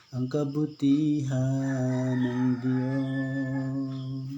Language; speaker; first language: Filipino; native; Filipino